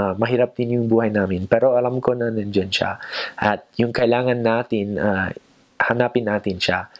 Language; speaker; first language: Filipino; non-native, fluent; English